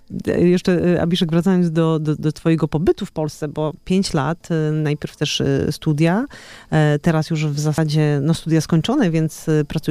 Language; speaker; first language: Polish; native; Polish